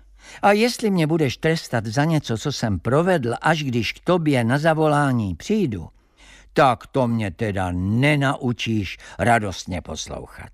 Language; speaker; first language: Czech; native; Czech